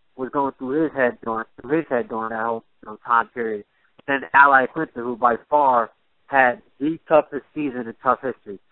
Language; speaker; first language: English; native; English